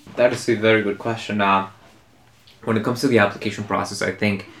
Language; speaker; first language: English; early bilingual, other home language; Spanish